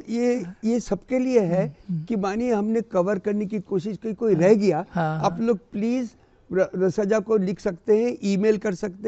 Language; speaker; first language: Hindi; native; Hindi